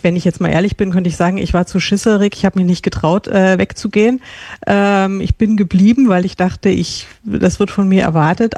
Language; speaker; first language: German; native; German